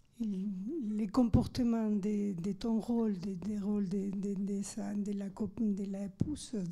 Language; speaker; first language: French; non-native, fluent; Spanish